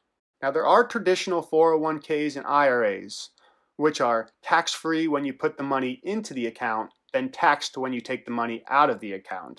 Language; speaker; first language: English; native; English